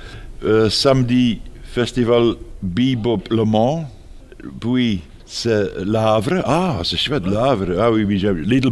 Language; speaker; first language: French; non-native, fluent; Dutch